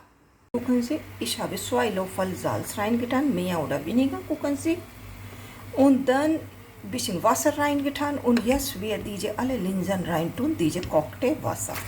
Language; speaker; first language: German; non-native, learner; Hindi